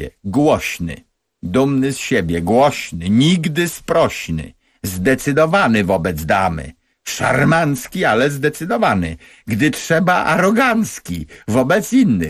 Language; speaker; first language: Polish; native; Polish